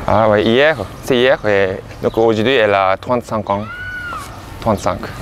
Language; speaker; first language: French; non-native, fluent; Japanese